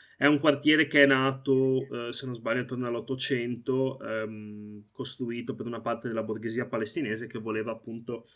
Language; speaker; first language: Italian; early bilingual, other home language; Arabic